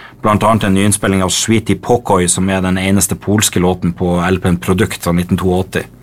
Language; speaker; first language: Norwegian; native; Norwegian